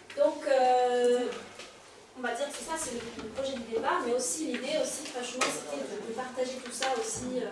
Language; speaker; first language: French; native; French